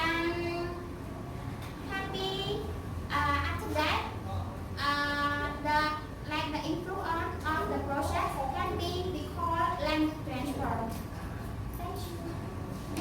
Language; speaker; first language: English; non-native, learner; Khmer